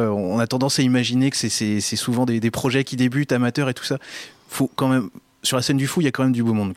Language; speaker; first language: French; native; French